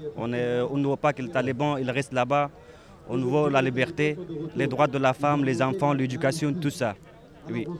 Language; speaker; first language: French; non-native, learner; Pashto